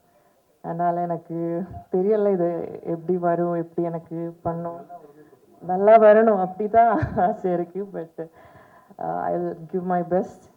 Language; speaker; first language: Tamil; non-native, learner; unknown